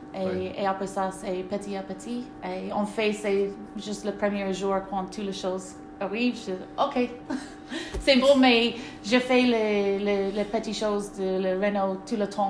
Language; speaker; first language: French; non-native, learner; English